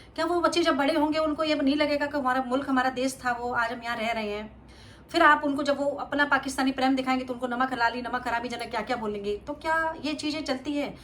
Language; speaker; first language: Hindi; native; Hindi